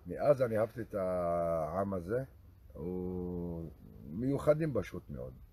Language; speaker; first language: Hebrew; non-native, local second language; Arabic